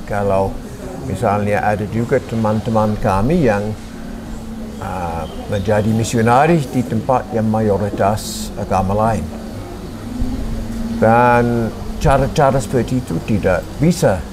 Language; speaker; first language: Indonesian; non-native, fluent; English